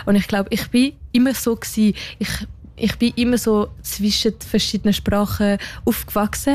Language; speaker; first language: German; non-native, local second language; French